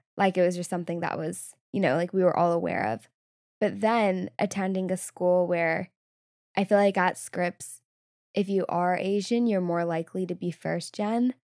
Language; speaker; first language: English; native; English